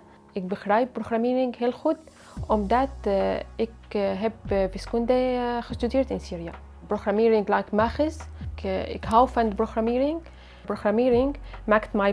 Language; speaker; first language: Dutch; non-native, learner; Arabic